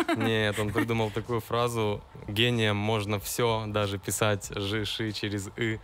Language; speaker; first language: Russian; native; Russian